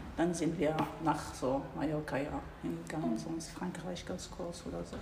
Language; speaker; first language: German; non-native, learner; Arabic